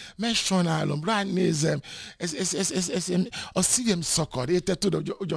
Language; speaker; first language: Hungarian; non-native, learner; Yoruba